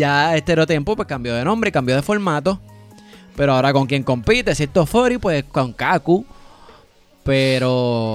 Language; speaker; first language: Spanish; native; Spanish